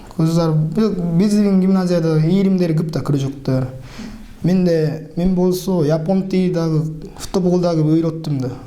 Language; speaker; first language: Kyrgyz; non-native, learner; Japanese